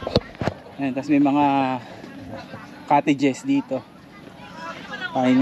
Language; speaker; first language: Filipino; native; Filipino